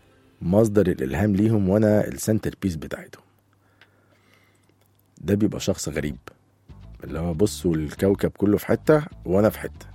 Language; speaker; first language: Arabic; native; Arabic